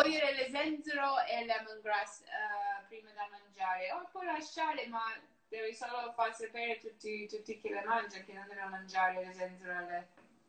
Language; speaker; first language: Italian; non-native, learner; English